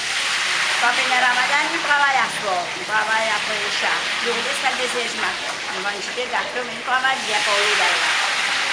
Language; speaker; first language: French; non-native, learner; Morisyen